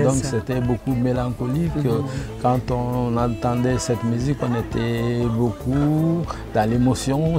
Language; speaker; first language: French; non-native, local second language; Bambara